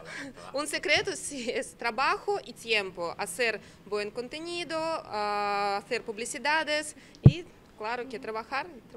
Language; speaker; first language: Spanish; non-native, learner; Russian